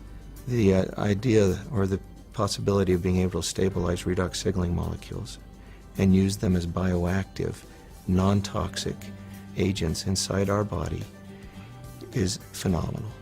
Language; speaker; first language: English; native; English